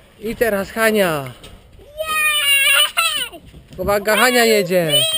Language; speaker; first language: Polish; native; Polish